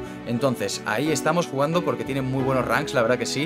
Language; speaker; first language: Spanish; native; Spanish